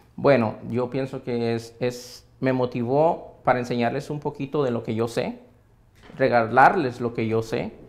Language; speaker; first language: Spanish; native; Spanish